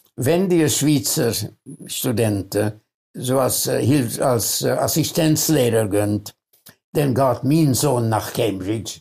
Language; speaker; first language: German; early bilingual, other home language; Hungarian